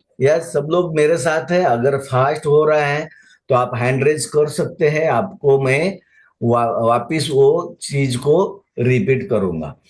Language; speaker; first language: Hindi; non-native, local second language; Marathi